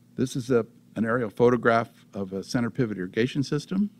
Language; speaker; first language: English; native; English